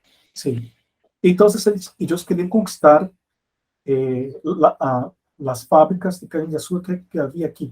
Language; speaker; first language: Spanish; non-native, fluent; Portuguese